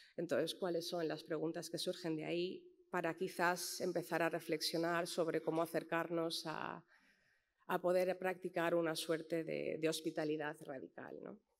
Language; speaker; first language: Spanish; native; Spanish